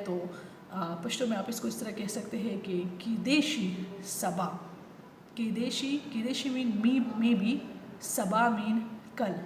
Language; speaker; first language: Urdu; non-native, local second language; Pashto